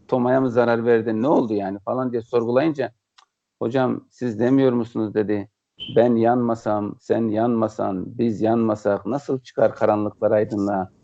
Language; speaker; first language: Turkish; native; Turkish